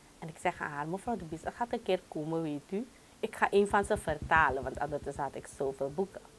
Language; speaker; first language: Dutch; non-native, local second language; Caribbean Hindustani